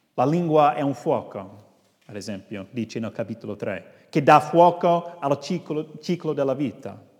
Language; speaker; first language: Italian; non-native, fluent; English